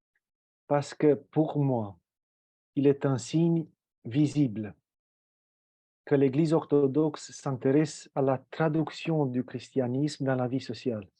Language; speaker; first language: French; non-native, fluent; Romanian